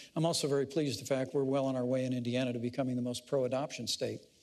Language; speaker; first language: English; native; English